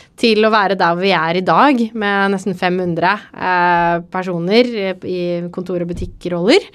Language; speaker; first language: Norwegian; native; Norwegian